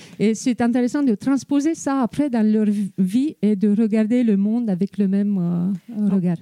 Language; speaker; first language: French; non-native, fluent; Romanian